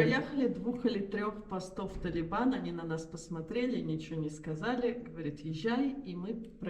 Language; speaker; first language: Russian; native; Russian